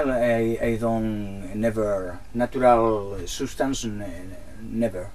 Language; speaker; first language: English; non-native, learner; Spanish